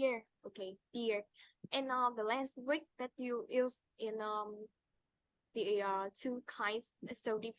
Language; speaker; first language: English; non-native, fluent; Vietnamese